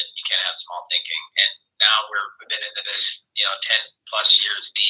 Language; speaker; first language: English; native; English